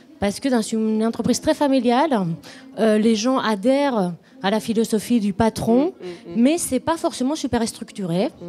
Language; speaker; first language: French; non-native, fluent; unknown